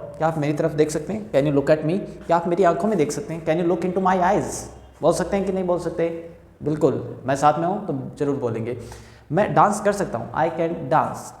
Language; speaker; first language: Hindi; native; Hindi